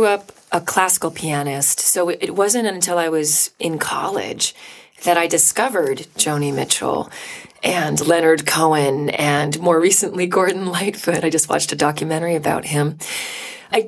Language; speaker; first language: English; native; English